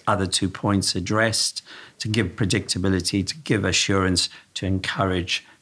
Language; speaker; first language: English; native; English